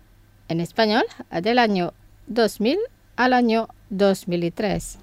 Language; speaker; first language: Spanish; non-native, fluent; Indonesian